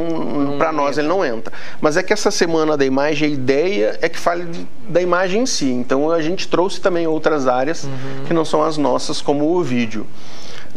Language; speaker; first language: Portuguese; native; Portuguese